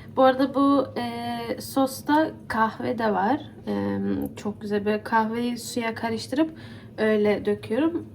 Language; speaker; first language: Turkish; early bilingual, heritage; Turkish